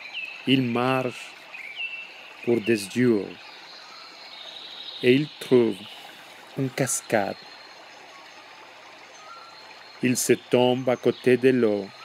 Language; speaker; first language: French; non-native, learner; Spanish